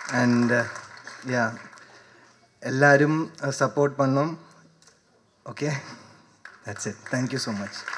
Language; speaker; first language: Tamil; non-native, learner; Malayalam